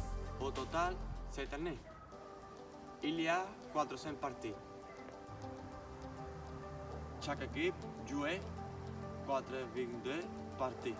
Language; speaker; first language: French; non-native, learner; Spanish